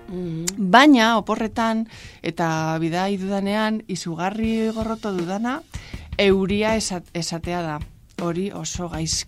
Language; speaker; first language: Basque; non-native, local second language; Spanish